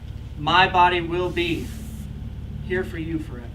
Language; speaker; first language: English; native; English